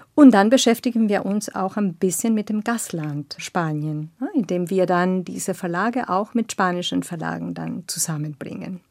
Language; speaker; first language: German; non-native, fluent; Spanish